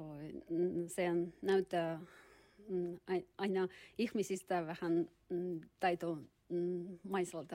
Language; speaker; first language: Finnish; non-native, learner; Russian